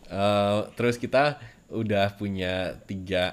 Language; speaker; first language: Indonesian; native; Indonesian